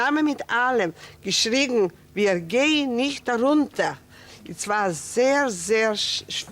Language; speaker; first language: German; non-native, learner; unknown